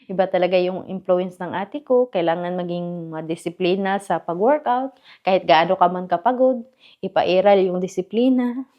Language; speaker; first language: Filipino; non-native, local second language; Cebuano